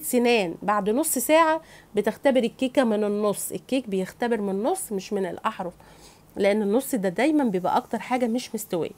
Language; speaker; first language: Arabic; native; Arabic